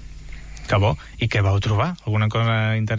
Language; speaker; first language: Catalan; native; Catalan